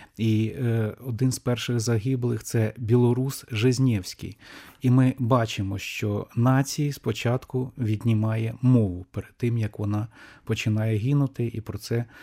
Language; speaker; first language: Ukrainian; native; Ukrainian